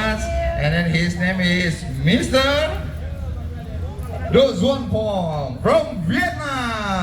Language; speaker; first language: English; non-native, learner; Indonesian